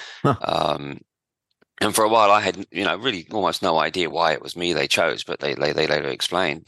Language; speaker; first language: English; native; English